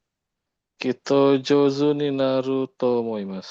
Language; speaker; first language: Japanese; non-native, learner; Indonesian